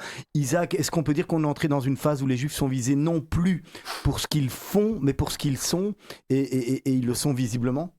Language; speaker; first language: French; native; French